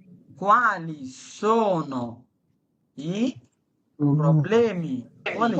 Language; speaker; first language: Italian; non-native, fluent; Bangla